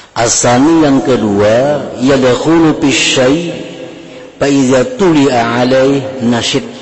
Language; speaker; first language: Indonesian; native; Indonesian